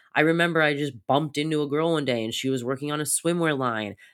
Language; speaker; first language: English; native; English